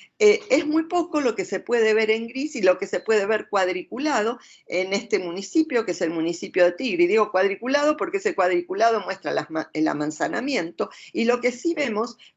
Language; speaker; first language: Spanish; native; Spanish